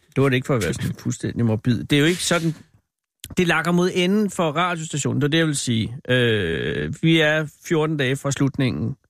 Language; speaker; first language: Danish; native; Danish